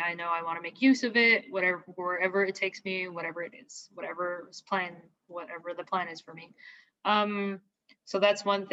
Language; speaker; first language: English; non-native, local second language; Filipino